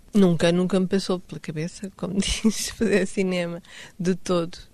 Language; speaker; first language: Portuguese; non-native, fluent; Swedish